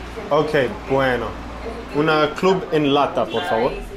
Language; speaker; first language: Spanish; non-native, learner; English